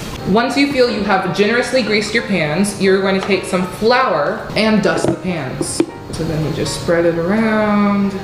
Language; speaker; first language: English; native; English